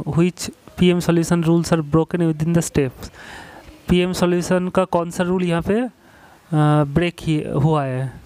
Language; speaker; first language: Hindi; non-native, local second language; Bangla